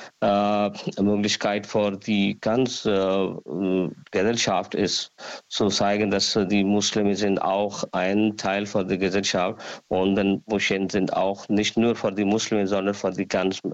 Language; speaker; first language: German; non-native, learner; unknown